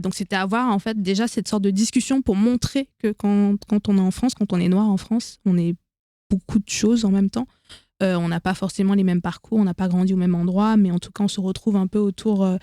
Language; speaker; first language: French; native; French